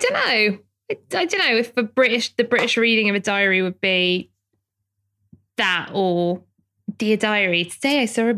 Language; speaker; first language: English; native; English